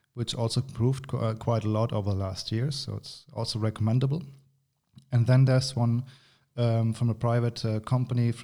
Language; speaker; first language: English; non-native, fluent; German